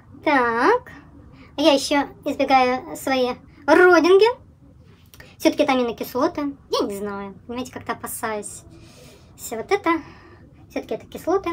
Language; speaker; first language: Russian; native; Russian